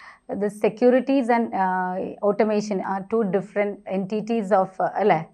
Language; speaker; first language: English; non-native, local second language; Malayalam